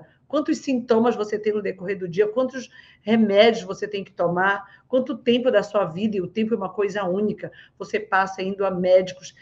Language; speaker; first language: Portuguese; native; Portuguese